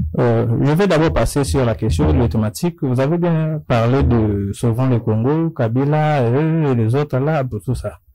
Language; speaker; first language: French; non-native, local second language; Lingala